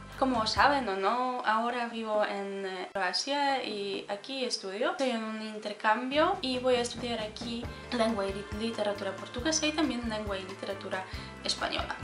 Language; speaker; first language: Spanish; non-native, fluent; Polish